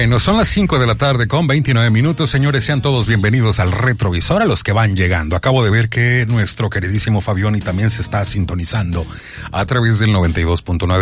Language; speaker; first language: Spanish; native; Spanish